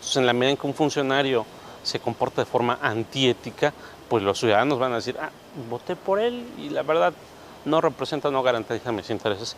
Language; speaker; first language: Spanish; native; Spanish